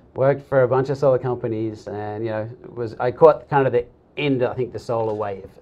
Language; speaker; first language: English; native; English